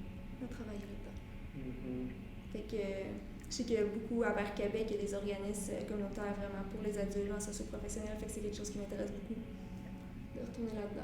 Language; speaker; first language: French; native; French